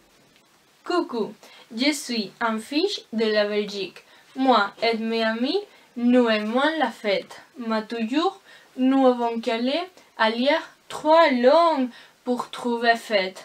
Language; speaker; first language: French; non-native, learner; Spanish